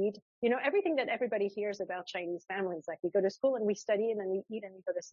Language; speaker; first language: English; early bilingual, other home language; French